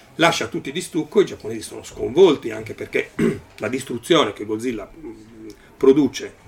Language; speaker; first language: Italian; native; Italian